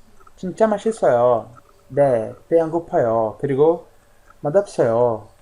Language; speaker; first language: Korean; non-native, learner; Portuguese